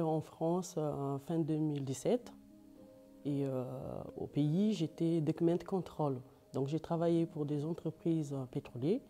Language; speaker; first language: French; non-native, local second language; Lingala